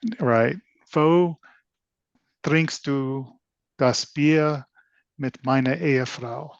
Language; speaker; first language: German; non-native, learner; English